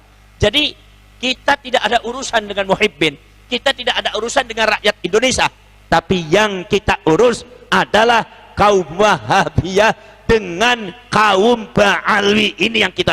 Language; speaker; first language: Indonesian; non-native, local second language; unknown